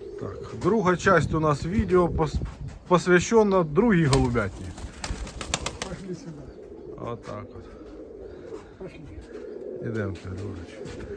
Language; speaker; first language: Ukrainian; non-native, local second language; Russian